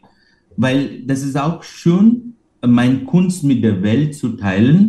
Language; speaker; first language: German; non-native, fluent; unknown